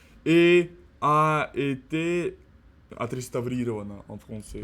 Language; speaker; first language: French; non-native, learner; Russian